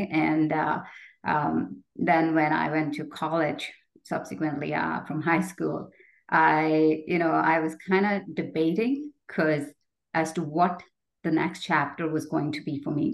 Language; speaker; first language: English; non-native, local second language; Hindi